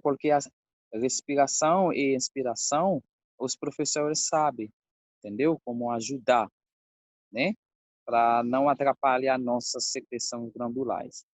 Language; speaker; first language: Portuguese; non-native, fluent; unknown